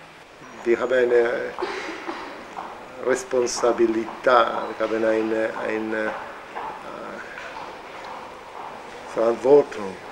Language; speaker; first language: German; non-native, fluent; Italian